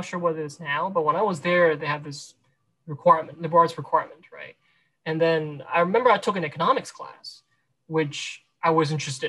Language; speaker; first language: English; non-native, local second language; Cantonese